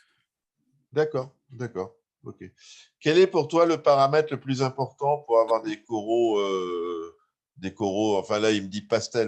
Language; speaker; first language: French; native; French